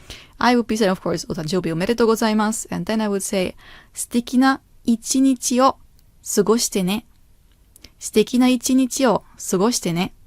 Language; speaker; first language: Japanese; non-native, fluent; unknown